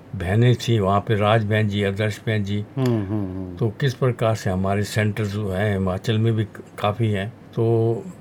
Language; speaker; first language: Hindi; non-native, local second language; Punjabi